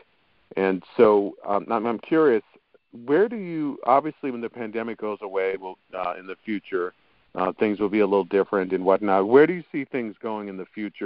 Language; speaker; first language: English; native; English